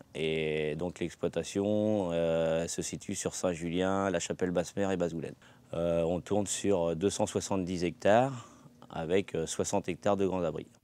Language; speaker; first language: French; native; French